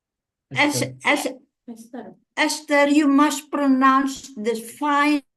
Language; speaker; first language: English; non-native, fluent; Indonesian